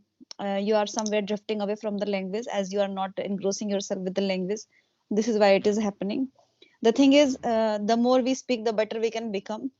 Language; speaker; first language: English; non-native, local second language; Hindi